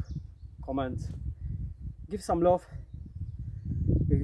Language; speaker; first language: German; non-native, fluent; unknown